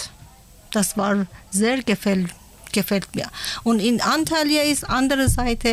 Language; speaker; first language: German; non-native, learner; Persian